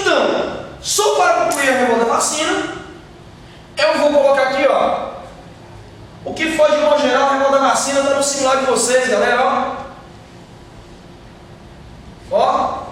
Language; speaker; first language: Portuguese; native; Portuguese